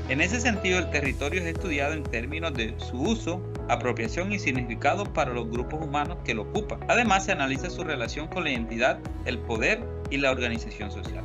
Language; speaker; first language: Spanish; native; Spanish